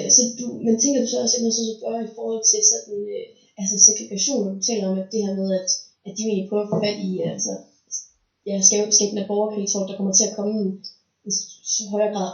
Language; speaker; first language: Danish; native; Danish